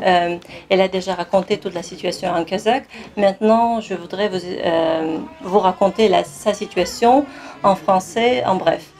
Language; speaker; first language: French; non-native, fluent; Kazakh